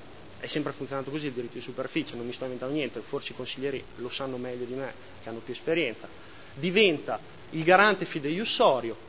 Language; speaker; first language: Italian; native; Italian